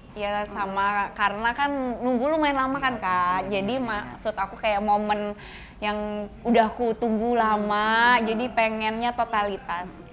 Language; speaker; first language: Indonesian; native; Indonesian